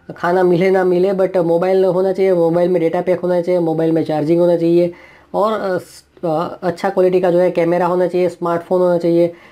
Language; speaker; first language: Hindi; non-native, local second language; Gujarati